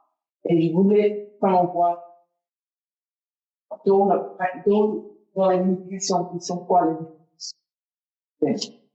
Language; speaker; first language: French; non-native, fluent; English